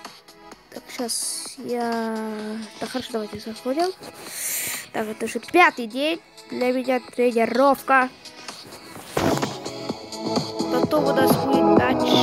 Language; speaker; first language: Russian; non-native, fluent; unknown